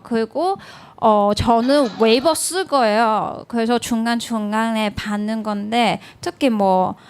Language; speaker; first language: Korean; non-native, learner; Cantonese